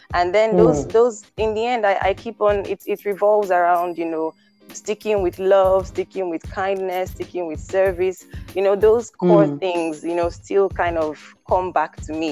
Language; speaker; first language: English; non-native, local second language; Igbo